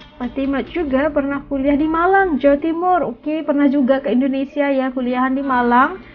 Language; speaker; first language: Malay; native; Malay